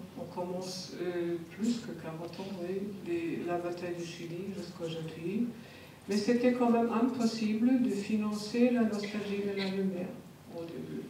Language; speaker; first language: French; non-native, fluent; German